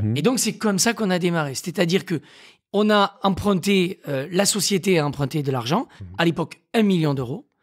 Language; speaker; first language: French; native; French